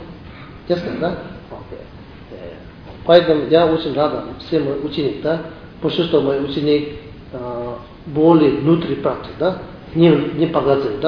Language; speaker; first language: Russian; non-native, learner; Tibetan